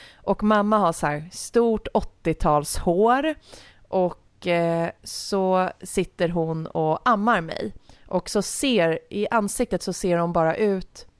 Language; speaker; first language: Swedish; native; Swedish